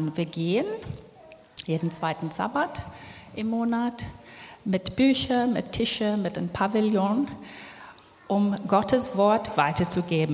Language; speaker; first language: German; non-native, fluent; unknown